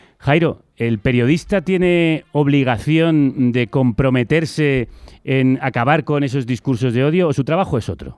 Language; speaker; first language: Spanish; native; Spanish